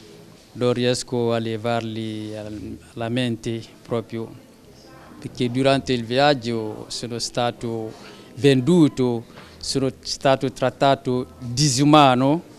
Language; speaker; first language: Italian; non-native, learner; French